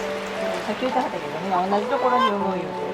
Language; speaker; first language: Japanese; native; Japanese